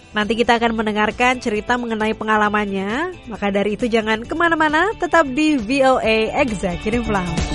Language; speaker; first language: Indonesian; native; Indonesian